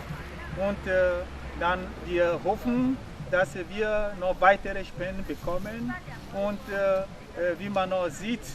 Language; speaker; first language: German; non-native, fluent; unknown